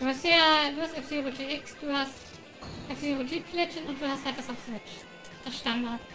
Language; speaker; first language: German; early bilingual, other home language; Japanese